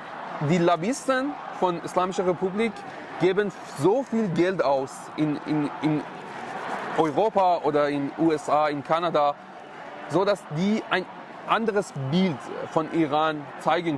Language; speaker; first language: German; non-native, learner; Persian